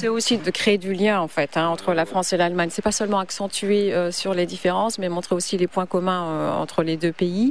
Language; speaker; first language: French; native; French